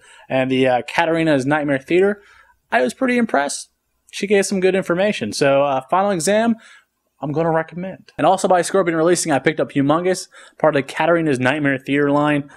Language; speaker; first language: English; native; English